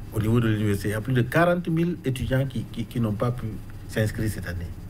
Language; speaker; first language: French; non-native, local second language; Wolof